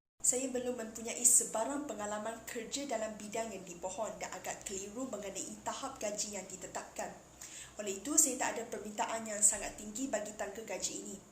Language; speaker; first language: Malay; non-native, local second language; Chinese